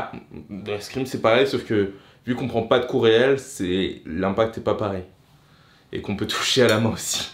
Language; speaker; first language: French; native; French